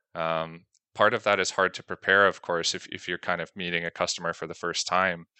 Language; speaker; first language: English; native; English